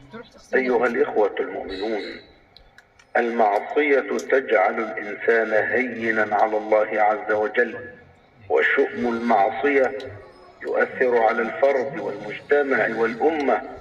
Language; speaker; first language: Arabic; native; Arabic